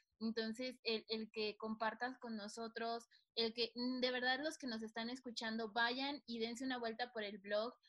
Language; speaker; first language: Spanish; native; Spanish